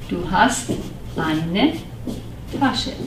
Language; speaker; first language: German; non-native, fluent; English